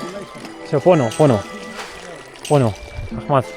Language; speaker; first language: Russian; non-native, fluent; Lithuanian